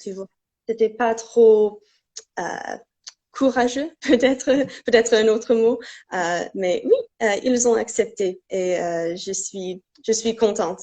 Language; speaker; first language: French; non-native, fluent; English